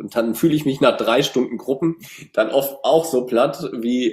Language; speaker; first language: German; native; German